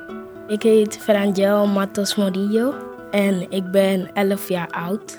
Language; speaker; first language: Dutch; early bilingual, other home language; Spanish